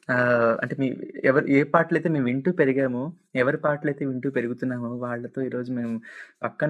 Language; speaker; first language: Telugu; native; Telugu